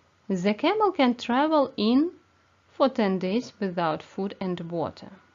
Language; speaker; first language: English; non-native, fluent; Ukrainian